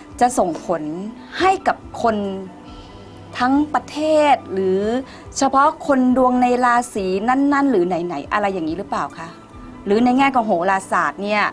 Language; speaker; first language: Thai; native; Thai